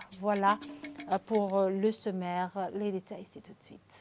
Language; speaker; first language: French; non-native, local second language; Rundi